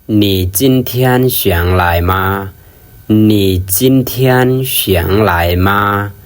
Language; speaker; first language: Chinese; non-native, fluent; Lao